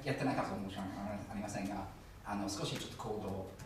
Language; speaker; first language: Japanese; non-native, fluent; English